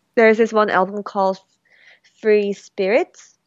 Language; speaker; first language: English; early bilingual, other home language; Korean